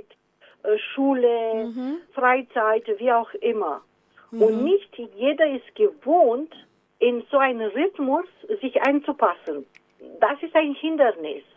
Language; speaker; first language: German; non-native, fluent; Romanian